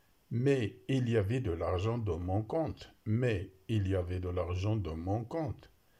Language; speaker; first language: French; non-native, local second language; Arabic